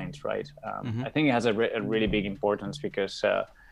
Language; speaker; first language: English; non-native, fluent; Spanish